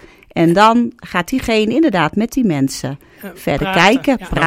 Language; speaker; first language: Dutch; native; Dutch